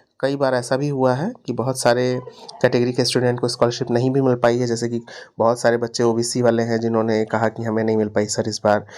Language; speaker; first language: Hindi; native; Hindi